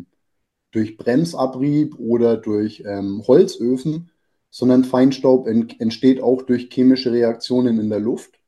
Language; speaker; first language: German; native; German